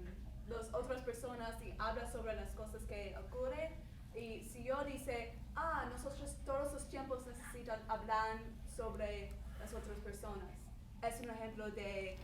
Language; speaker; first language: Spanish; non-native, learner; English